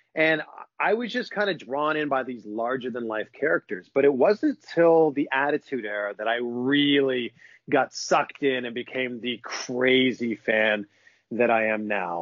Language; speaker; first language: English; native; English